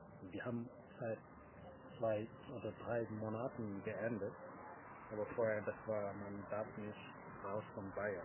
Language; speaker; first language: German; non-native, learner; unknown